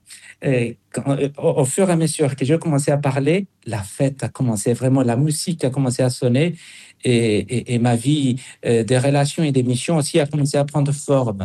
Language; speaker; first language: French; non-native, fluent; Spanish